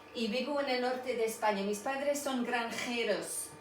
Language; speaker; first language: Spanish; non-native, fluent; English